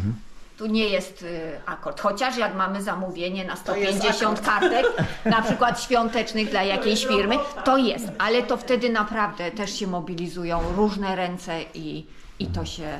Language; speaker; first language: Polish; native; Polish